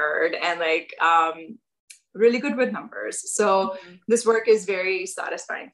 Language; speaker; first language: English; non-native, local second language; Urdu